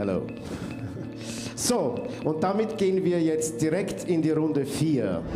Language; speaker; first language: German; native; German